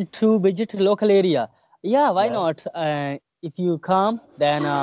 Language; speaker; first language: English; non-native, learner; Hindi